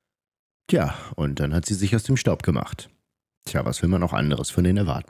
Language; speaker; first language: German; native; German